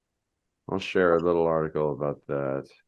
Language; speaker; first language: English; native; English